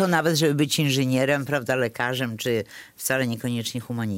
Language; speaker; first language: Polish; native; Polish